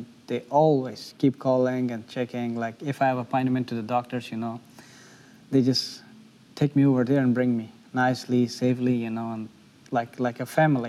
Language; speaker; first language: English; non-native, learner; Persian